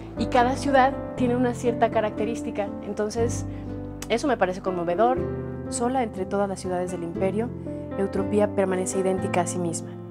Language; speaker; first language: Spanish; native; Spanish